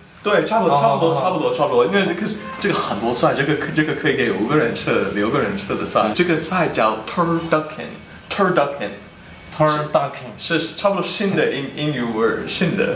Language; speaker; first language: Chinese; non-native, fluent; English